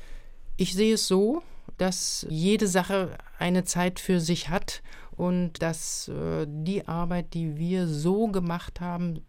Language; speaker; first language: German; native; German